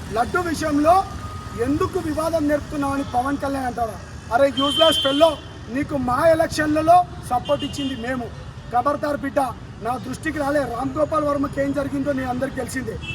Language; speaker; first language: Telugu; non-native, local second language; Lambadi